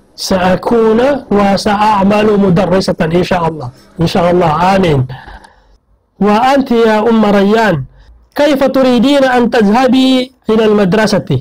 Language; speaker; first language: Arabic; non-native, fluent; Maguindanaon